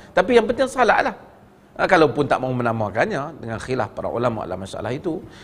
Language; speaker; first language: Malay; native; Malay